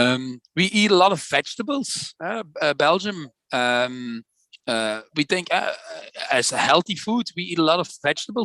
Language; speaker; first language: English; non-native, fluent; Dutch